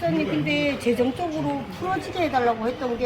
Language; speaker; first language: Korean; native; Korean